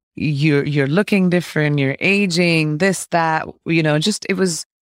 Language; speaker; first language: English; non-native, local second language; Hindi